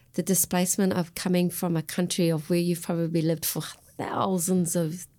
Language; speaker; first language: English; native; English